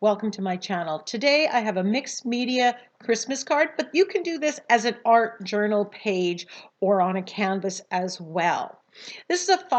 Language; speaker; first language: English; native; English